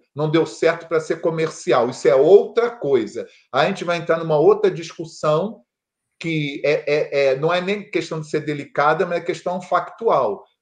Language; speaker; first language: Portuguese; native; Portuguese